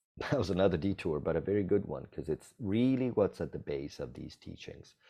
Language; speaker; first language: English; non-native, fluent; Italian